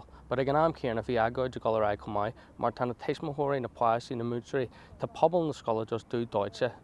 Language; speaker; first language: Irish; non-native, local second language; English